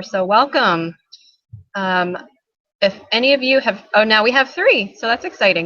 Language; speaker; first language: English; native; English